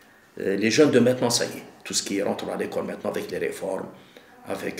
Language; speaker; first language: French; non-native, local second language; Arabic